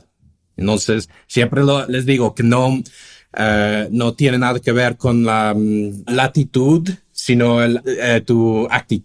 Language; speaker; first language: Spanish; non-native, fluent; English